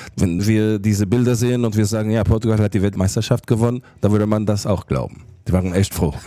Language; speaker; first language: German; non-native, learner; Portuguese